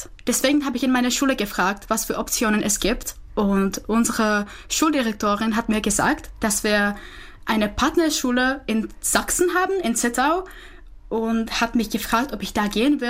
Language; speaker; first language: German; non-native, fluent; Czech